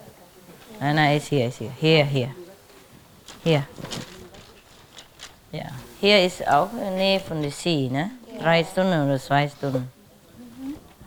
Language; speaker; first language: German; non-native, learner; Vietnamese